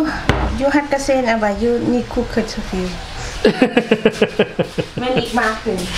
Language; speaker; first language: German; non-native, learner; Thai